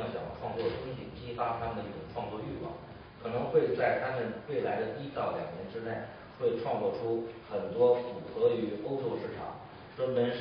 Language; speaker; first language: Chinese; native; Chinese